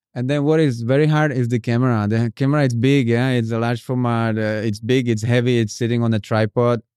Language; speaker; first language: English; non-native, fluent; Czech